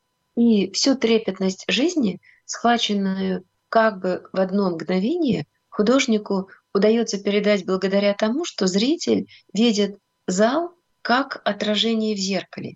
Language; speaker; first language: Russian; native; Russian